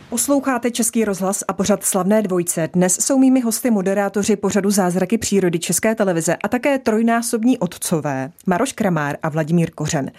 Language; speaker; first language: Czech; native; Czech